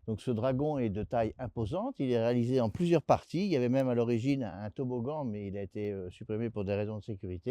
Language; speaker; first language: French; native; French